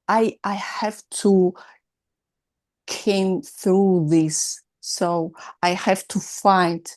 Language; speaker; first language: English; non-native, learner; Russian